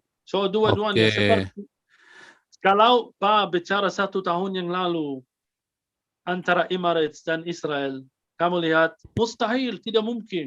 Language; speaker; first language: Indonesian; non-native, fluent; Arabic